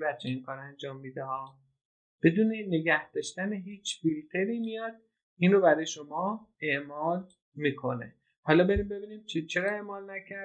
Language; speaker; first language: Persian; native; Persian